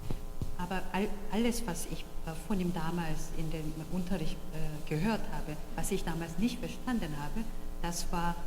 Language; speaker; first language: German; non-native, fluent; Korean